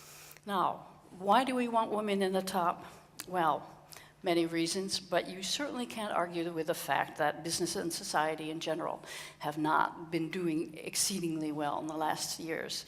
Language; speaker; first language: English; non-native, fluent; Dutch